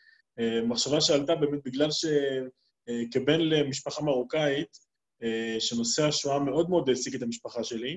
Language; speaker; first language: Hebrew; native; Hebrew